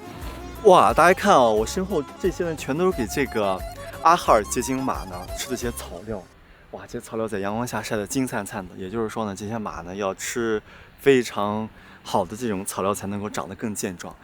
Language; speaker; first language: Chinese; native; Chinese